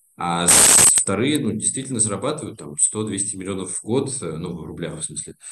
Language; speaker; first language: Russian; native; Russian